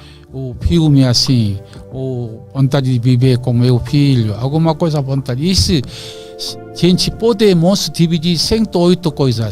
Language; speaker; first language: Portuguese; non-native, learner; Korean